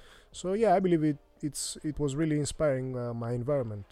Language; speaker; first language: English; non-native, fluent; Greek